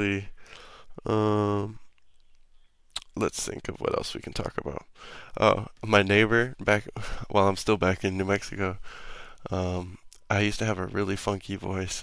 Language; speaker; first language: English; native; English